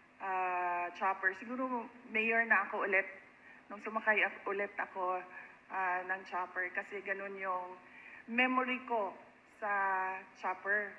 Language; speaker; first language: Filipino; non-native, local second language; Cebuano